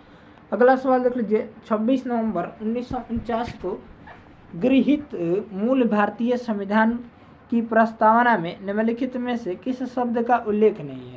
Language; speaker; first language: Hindi; native; Hindi